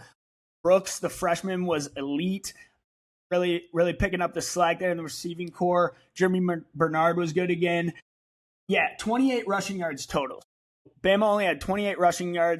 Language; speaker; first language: English; native; English